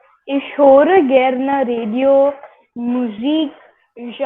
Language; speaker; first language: German; non-native, learner; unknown